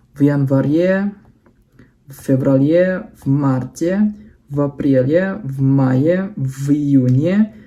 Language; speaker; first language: Russian; non-native, fluent; Indonesian